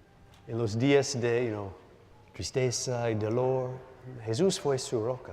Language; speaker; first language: Spanish; non-native, learner; English